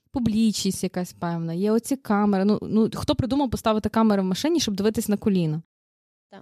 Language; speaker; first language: Ukrainian; native; Ukrainian